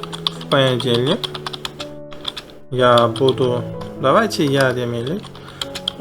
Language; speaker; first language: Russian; non-native, fluent; Uzbek